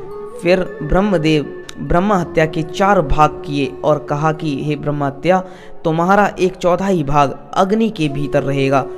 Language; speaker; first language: Hindi; native; Hindi